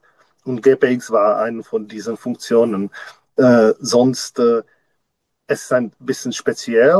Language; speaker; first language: German; non-native, learner; Czech